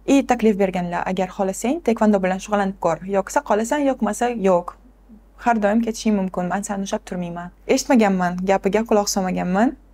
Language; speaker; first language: Uzbek; non-native, local second language; Russian